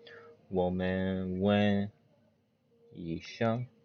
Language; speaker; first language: Chinese; non-native, learner; English